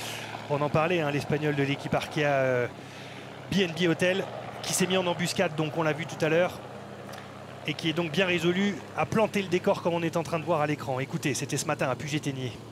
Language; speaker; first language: French; native; French